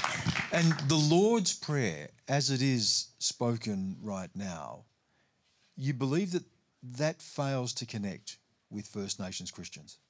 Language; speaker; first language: English; native; English